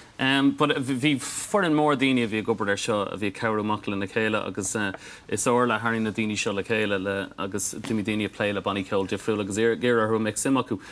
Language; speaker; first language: Irish; non-native, local second language; English